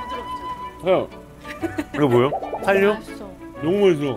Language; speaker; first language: Korean; native; Korean